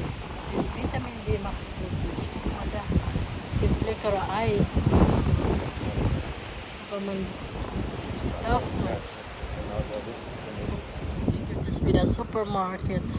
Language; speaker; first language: German; non-native, learner; Filipino